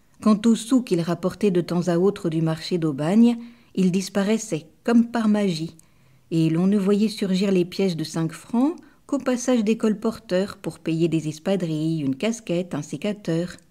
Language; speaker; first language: French; native; French